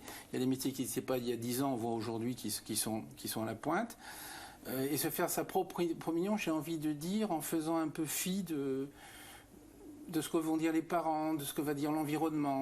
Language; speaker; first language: French; native; French